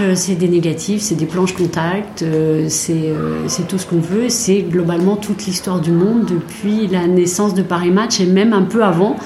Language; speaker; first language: French; native; French